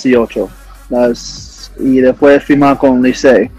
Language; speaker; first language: Spanish; early bilingual, heritage; English